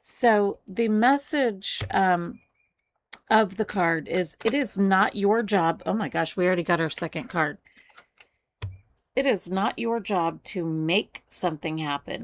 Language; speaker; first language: English; native; English